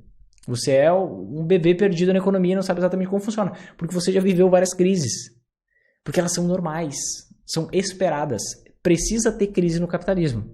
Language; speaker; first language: Portuguese; native; Portuguese